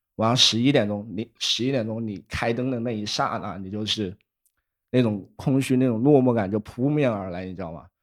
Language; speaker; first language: Chinese; native; Chinese